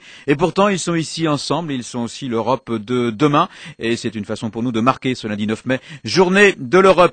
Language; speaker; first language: French; native; French